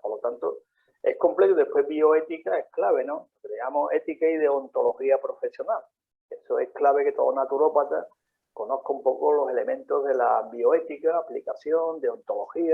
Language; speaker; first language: Spanish; native; Spanish